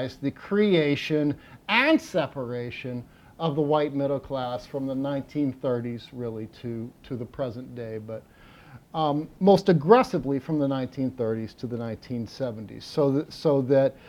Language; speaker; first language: English; native; English